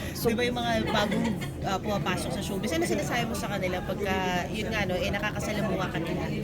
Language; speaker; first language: Filipino; native; Filipino